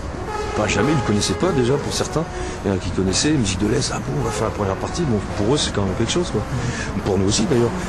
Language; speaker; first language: French; native; French